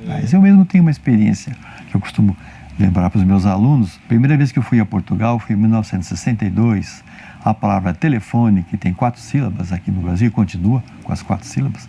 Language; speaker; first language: Portuguese; native; Portuguese